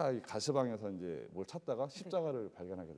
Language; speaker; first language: Korean; native; Korean